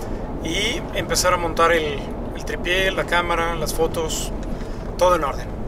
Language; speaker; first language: Spanish; native; Spanish